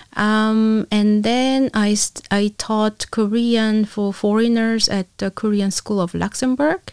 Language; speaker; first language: English; non-native, fluent; Korean